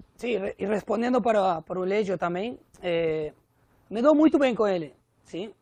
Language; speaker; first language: Portuguese; non-native, fluent; Spanish